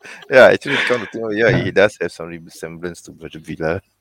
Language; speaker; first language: English; non-native, local second language; Malay